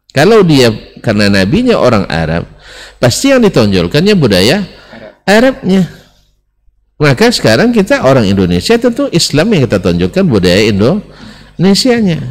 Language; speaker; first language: Indonesian; non-native, local second language; Minangkabau